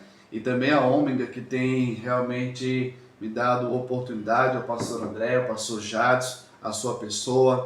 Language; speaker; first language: Portuguese; native; Portuguese